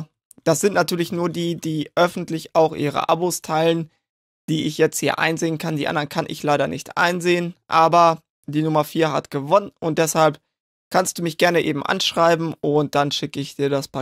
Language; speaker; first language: German; native; German